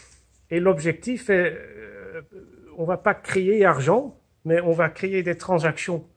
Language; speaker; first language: French; non-native, fluent; Dutch